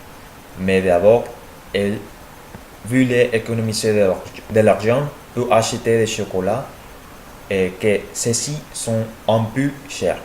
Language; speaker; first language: French; non-native, learner; Spanish